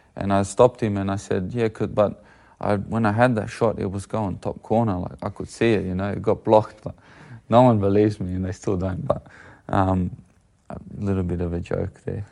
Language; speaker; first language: English; native; English